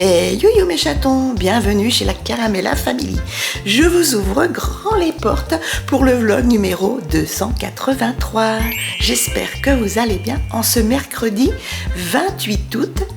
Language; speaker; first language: French; native; French